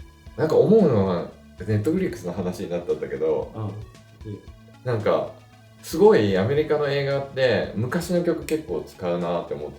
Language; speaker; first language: Japanese; native; Japanese